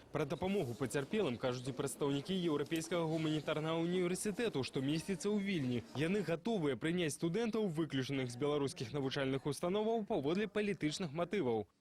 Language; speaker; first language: Belarusian; native; Belarusian